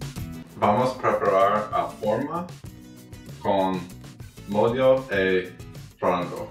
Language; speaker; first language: Portuguese; non-native, learner; English